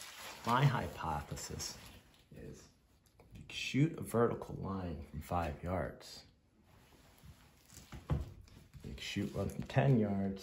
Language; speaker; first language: English; native; English